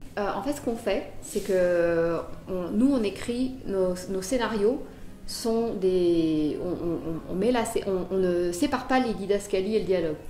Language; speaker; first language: French; native; French